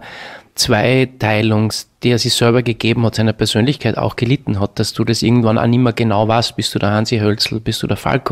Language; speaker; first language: German; native; German